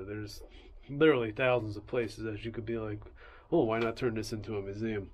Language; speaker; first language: English; native; English